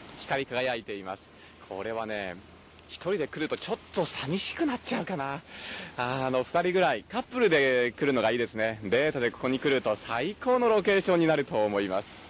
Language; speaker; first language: Japanese; native; Japanese